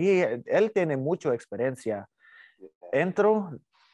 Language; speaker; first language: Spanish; early bilingual, heritage; English